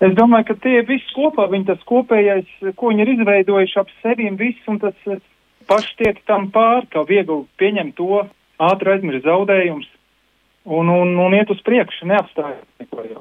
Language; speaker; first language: Latvian; native; Latvian